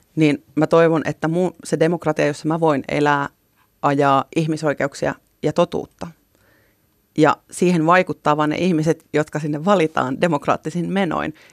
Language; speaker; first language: Finnish; native; Finnish